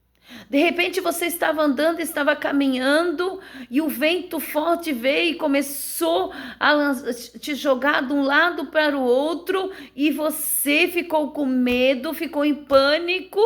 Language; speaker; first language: Portuguese; native; Portuguese